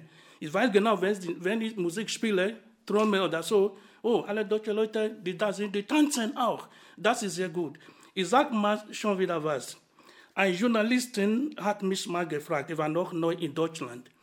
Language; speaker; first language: German; non-native, fluent; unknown